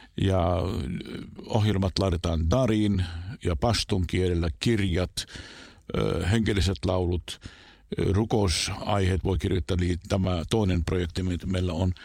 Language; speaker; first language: Finnish; non-native, fluent; Arabic